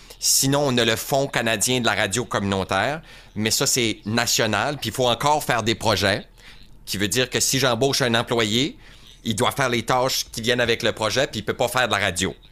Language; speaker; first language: French; native; French